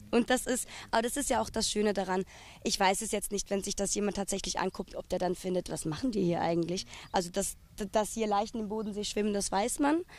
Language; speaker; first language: German; native; German